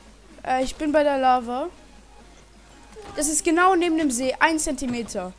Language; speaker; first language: German; early bilingual, other home language; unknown